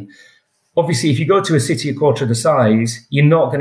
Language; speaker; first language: English; native; English